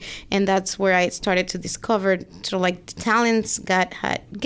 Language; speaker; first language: English; non-native, fluent; Spanish